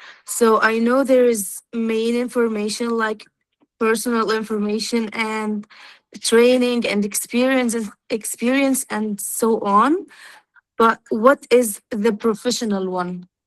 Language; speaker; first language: English; non-native, learner; Arabic